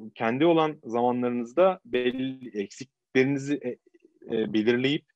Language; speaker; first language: Turkish; native; Turkish